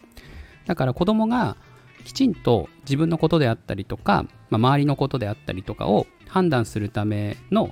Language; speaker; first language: Japanese; native; Japanese